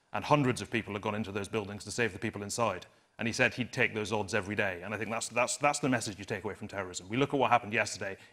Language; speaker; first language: English; native; English